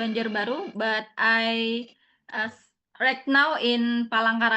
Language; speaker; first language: English; non-native, learner; Indonesian